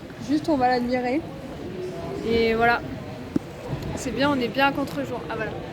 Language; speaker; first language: French; native; French